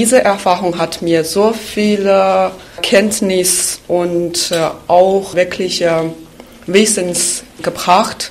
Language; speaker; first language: German; non-native, fluent; Chinese